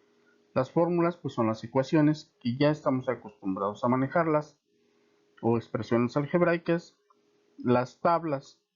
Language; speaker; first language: Spanish; native; Spanish